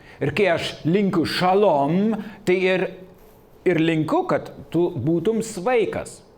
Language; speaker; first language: Lithuanian; non-native, fluent; German